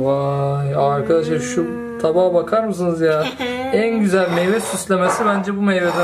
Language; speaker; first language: Turkish; native; Turkish